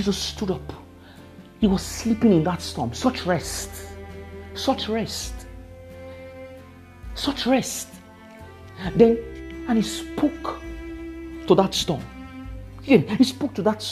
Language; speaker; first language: English; non-native, local second language; Yoruba